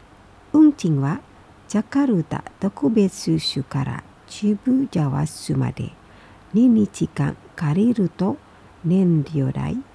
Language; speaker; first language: Japanese; non-native, fluent; Indonesian